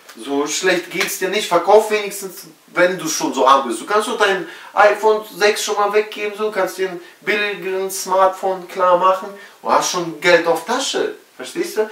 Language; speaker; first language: German; early bilingual, other home language; Russian